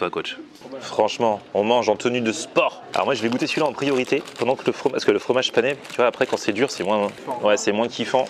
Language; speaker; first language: French; native; French